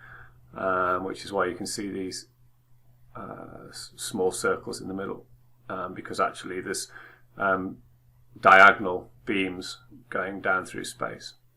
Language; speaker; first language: English; native; English